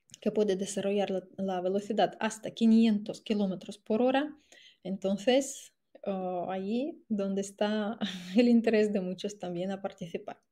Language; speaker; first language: Spanish; non-native, fluent; Russian